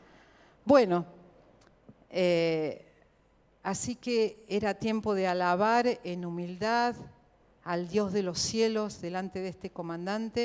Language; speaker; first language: Spanish; native; Spanish